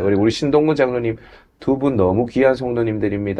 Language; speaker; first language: Korean; native; Korean